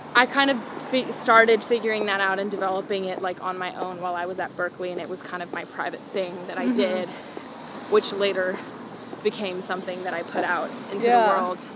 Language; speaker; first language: English; early bilingual, other home language; Spanish